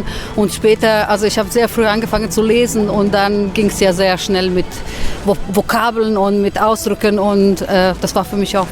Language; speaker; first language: German; non-native, fluent; Croatian